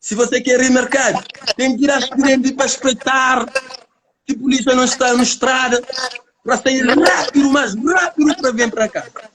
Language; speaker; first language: Portuguese; non-native, learner; Kabuverdianu